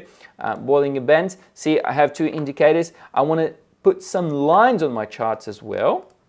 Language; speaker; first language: English; non-native, fluent; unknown